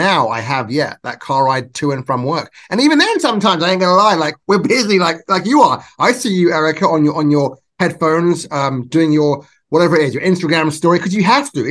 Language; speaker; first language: English; native; English